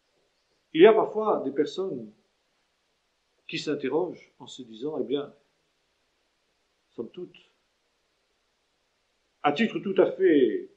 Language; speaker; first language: French; native; French